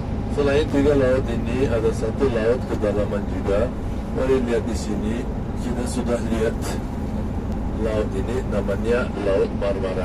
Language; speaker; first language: Indonesian; non-native, fluent; Turkish